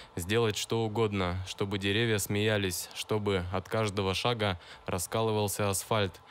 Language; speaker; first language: Russian; native; Russian